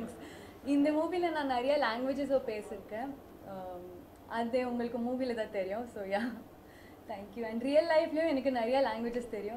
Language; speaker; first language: Tamil; non-native, learner; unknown